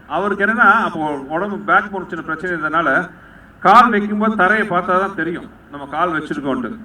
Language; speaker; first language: Tamil; native; Tamil